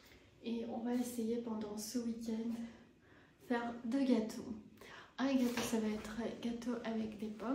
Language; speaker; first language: French; non-native, fluent; Armenian